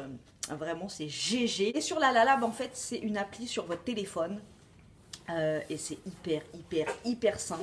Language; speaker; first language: French; native; French